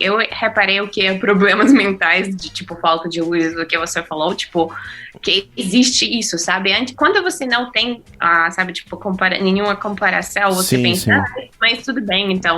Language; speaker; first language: Portuguese; non-native, fluent; Russian